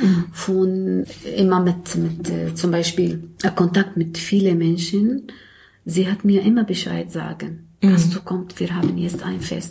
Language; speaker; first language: German; non-native, learner; Arabic